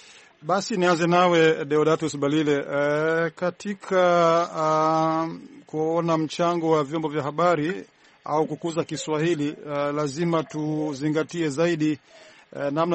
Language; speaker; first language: Swahili; non-native, local second language; Rundi